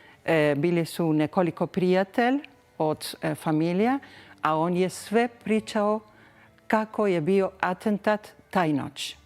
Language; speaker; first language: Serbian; early bilingual, heritage; Spanish